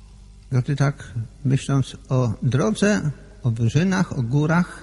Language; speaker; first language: Polish; native; Polish